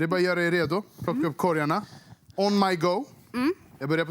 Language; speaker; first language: Swedish; native; Swedish